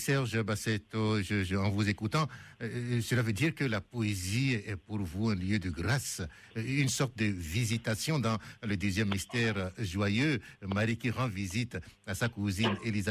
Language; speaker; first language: French; native; French